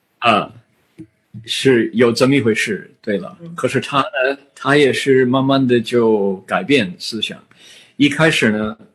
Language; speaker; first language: Chinese; non-native, fluent; English